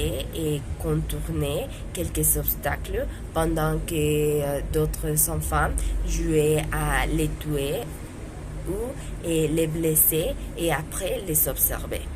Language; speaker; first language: French; non-native, learner; Spanish